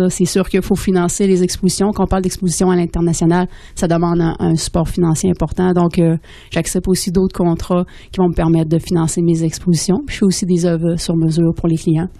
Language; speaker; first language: French; native; French